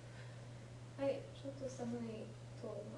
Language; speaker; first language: Japanese; non-native, learner; English